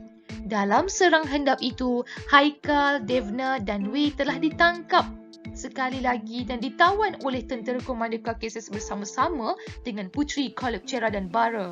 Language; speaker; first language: Malay; native; Malay